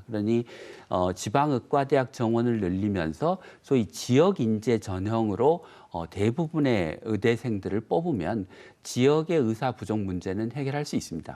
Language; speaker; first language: Korean; native; Korean